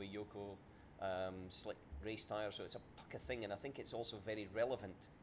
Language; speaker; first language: English; native; English